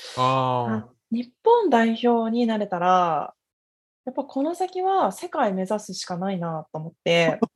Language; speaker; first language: Japanese; native; Japanese